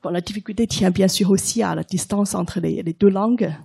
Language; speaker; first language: French; non-native, fluent; Chinese